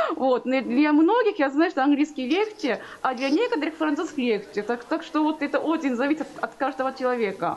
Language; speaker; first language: Russian; non-native, fluent; Japanese